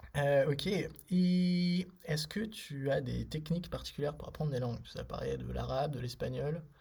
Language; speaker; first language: French; native; French